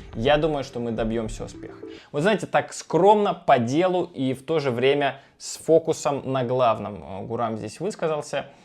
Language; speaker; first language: Russian; native; Russian